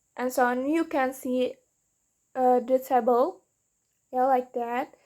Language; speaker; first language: English; non-native, learner; Indonesian